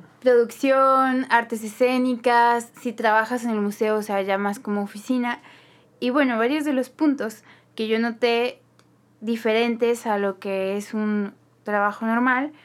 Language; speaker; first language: Spanish; native; Spanish